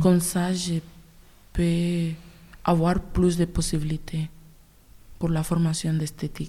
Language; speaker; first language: French; non-native, learner; Spanish